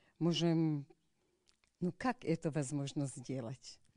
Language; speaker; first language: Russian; non-native, learner; Slovak